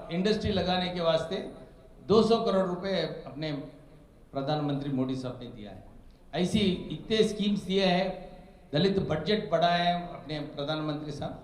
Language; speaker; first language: Hindi; non-native, local second language; Telugu